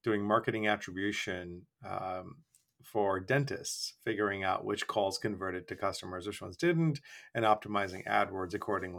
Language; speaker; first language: English; non-native, local second language; Bangla